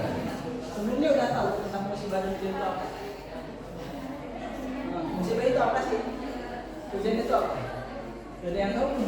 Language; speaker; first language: Malay; native; Malay